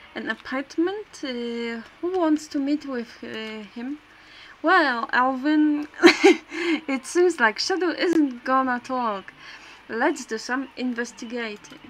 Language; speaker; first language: English; non-native, learner; Polish